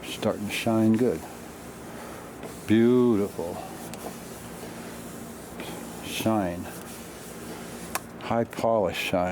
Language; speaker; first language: English; native; English